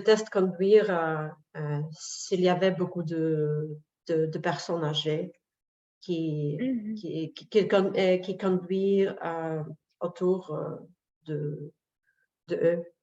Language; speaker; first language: French; non-native, learner; Russian